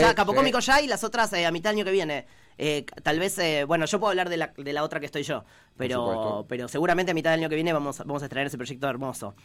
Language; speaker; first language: Spanish; native; Spanish